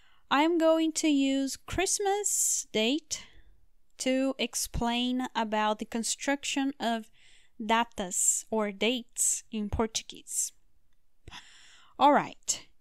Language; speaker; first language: English; non-native, learner; Portuguese